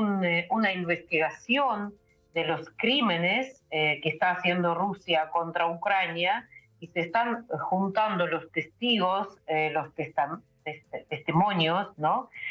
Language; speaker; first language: Spanish; non-native, fluent; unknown